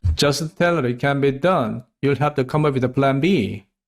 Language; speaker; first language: English; non-native, fluent; Korean